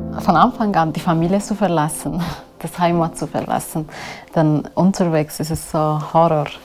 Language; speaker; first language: German; non-native, fluent; Tigrinya